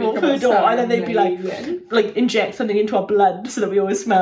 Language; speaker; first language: English; native; English